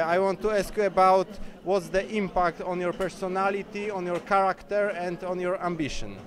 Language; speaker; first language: English; non-native, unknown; Polish